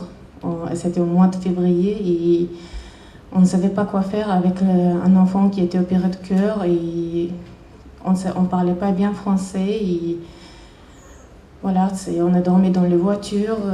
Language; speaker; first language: French; non-native, fluent; Chechen